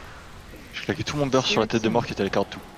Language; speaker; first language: French; native; French